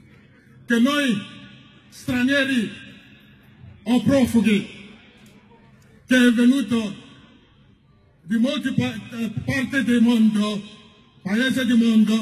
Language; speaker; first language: Italian; non-native, learner; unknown